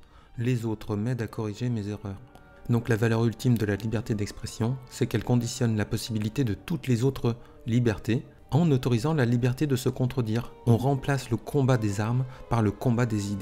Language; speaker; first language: French; native; French